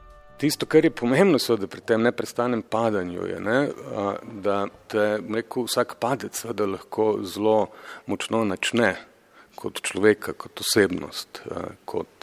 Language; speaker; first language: Slovenian; native; Slovenian